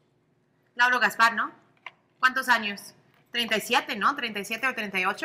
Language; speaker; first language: Spanish; early bilingual, heritage; Spanish